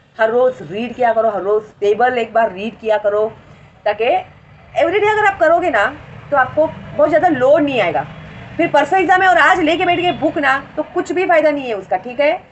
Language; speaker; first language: Hindi; non-native, local second language; Marathi